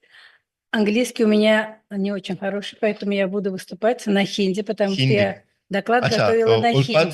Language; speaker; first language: Russian; non-native, fluent; Hindi